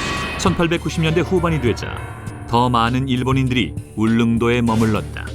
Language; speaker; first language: Korean; native; Korean